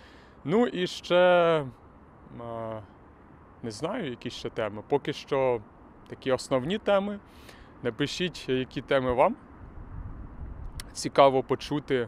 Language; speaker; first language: Ukrainian; native; Ukrainian